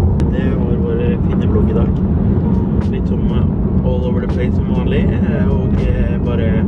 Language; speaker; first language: Norwegian; early bilingual, other home language; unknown